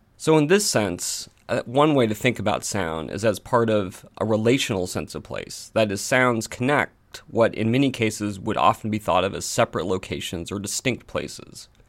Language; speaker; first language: English; native; English